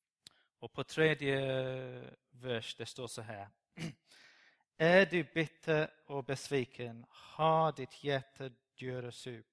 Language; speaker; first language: Swedish; non-native, learner; English